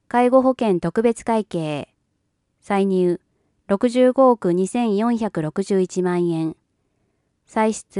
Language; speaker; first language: Japanese; native; Japanese